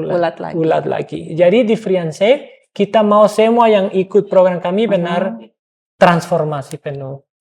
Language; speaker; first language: Indonesian; non-native, fluent; English